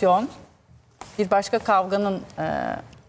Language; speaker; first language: Turkish; native; Turkish